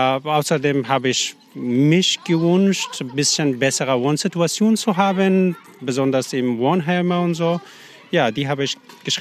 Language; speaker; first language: German; non-native, learner; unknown